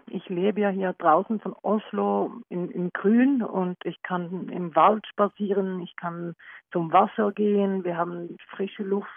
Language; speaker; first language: German; non-native, learner; Norwegian